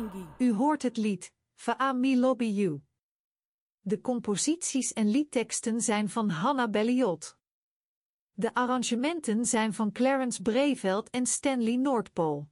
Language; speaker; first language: Dutch; native; Dutch